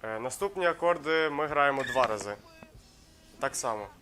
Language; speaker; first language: Ukrainian; native; Ukrainian